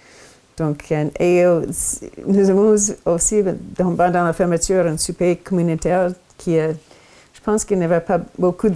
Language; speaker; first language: French; non-native, local second language; English